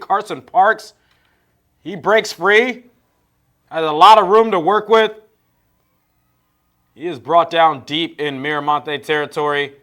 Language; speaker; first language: English; native; English